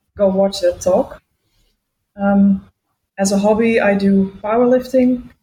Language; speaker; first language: English; non-native, fluent; Dutch